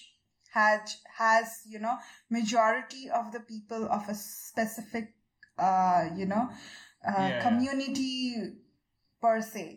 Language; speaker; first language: English; non-native, local second language; Bangla